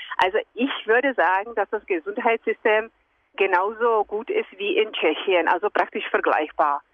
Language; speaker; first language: German; non-native, fluent; Czech